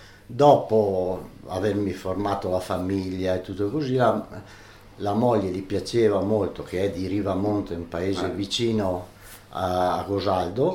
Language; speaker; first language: Italian; early bilingual, other home language; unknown